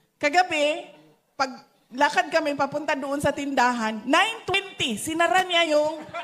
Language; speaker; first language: Filipino; non-native, local second language; Cebuano